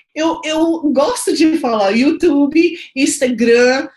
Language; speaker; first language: Portuguese; non-native, fluent; English